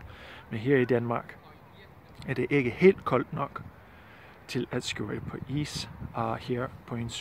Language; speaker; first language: Danish; non-native, learner; English